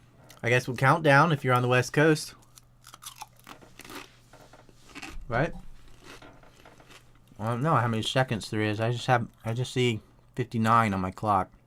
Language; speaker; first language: English; native; English